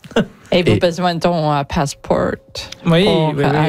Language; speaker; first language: French; non-native, learner; English